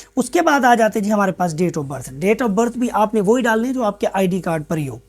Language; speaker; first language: Urdu; non-native, local second language; Punjabi